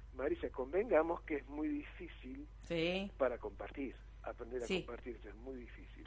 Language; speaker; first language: Spanish; native; Spanish